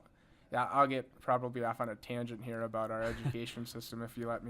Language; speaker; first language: English; native; English